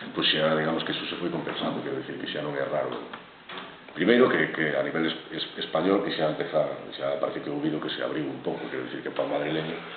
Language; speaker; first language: Galician; native; Galician